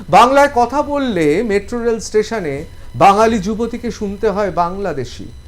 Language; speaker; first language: Bangla; native; Bangla